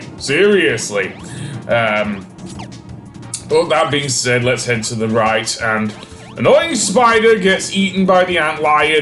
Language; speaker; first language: English; native; English